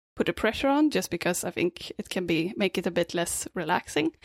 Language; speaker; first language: English; non-native, fluent; Swedish